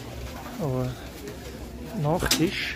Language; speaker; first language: German; native; German